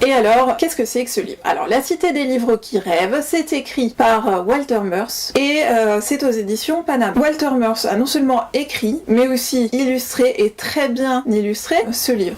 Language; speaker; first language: French; native; French